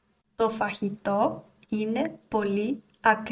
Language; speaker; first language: Greek; non-native, learner; English